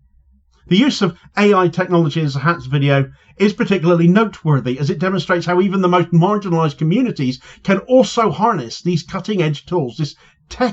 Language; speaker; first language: English; native; English